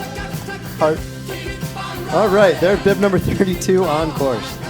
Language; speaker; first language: English; native; English